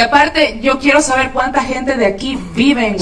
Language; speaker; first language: Spanish; native; Spanish